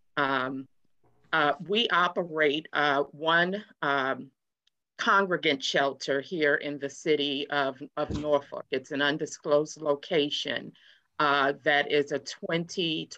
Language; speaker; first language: English; native; English